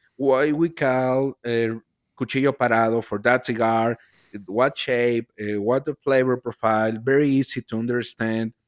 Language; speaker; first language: English; non-native, learner; Spanish